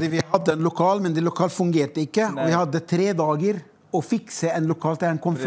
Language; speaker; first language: Swedish; non-native, fluent; Arabic